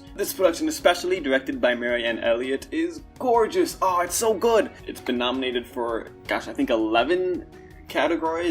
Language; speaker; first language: English; native; English